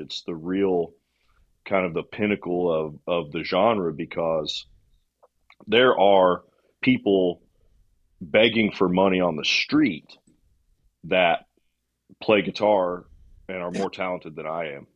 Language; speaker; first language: English; native; English